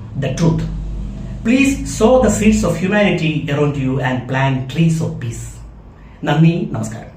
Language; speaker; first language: English; non-native, local second language; Malayalam